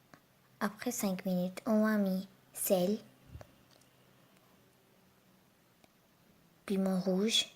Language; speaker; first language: French; non-native, learner; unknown